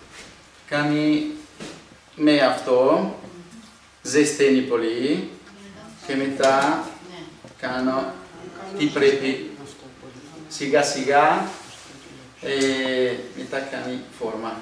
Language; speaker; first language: Greek; non-native, learner; Italian